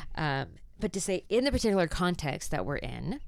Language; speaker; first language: English; native; English